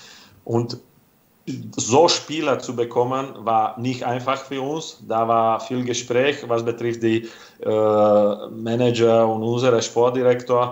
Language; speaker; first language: German; non-native, fluent; Slovak